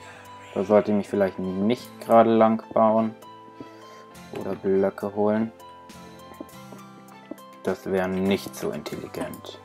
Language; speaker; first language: German; native; German